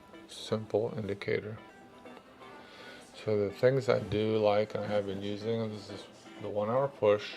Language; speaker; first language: English; native; English